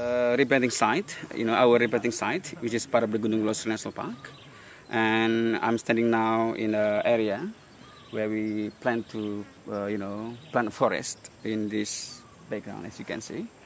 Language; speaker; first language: English; non-native, fluent; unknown